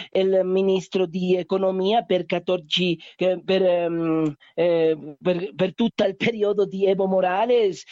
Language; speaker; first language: Italian; non-native, learner; Spanish